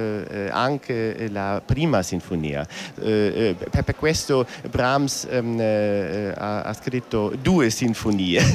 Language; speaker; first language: Italian; non-native, learner; German